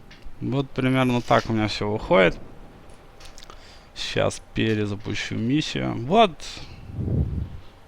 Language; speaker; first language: Russian; native; Russian